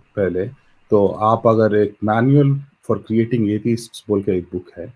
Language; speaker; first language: Hindi; non-native, local second language; Telugu